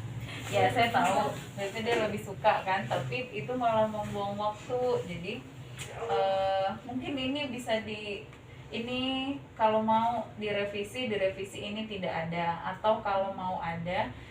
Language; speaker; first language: Indonesian; native; Indonesian